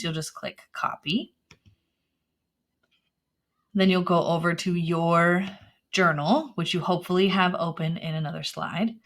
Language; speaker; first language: English; native; English